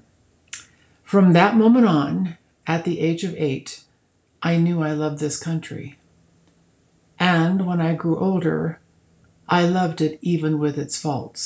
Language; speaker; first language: English; native; English